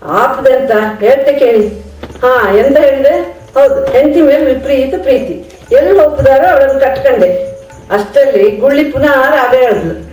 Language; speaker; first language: Kannada; native; Kannada